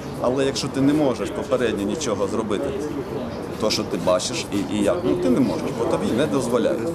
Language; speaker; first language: Ukrainian; native; Ukrainian